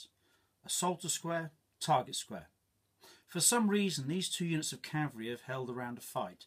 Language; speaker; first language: English; native; English